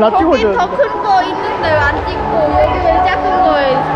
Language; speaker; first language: Korean; non-native, fluent; Khmer